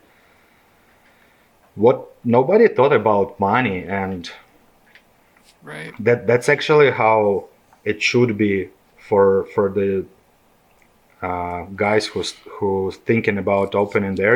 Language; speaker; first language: English; non-native, fluent; Ukrainian